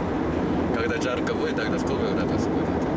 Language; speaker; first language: Russian; non-native, learner; Korean